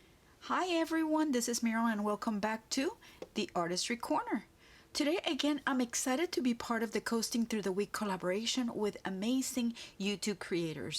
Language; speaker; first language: English; native; English